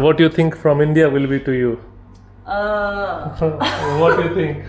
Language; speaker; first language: English; non-native, local second language; Hindi